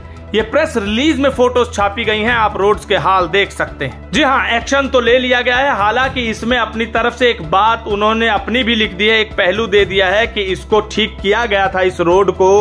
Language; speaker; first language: Hindi; native; Hindi